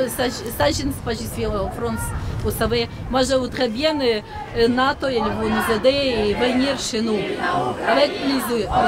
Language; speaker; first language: French; non-native, learner; Ukrainian